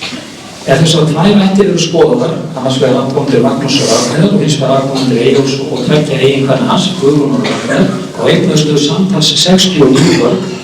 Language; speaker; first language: Icelandic; native; Icelandic